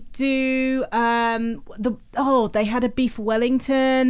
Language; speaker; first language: English; native; English